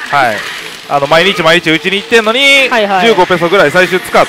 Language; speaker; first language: Japanese; native; Japanese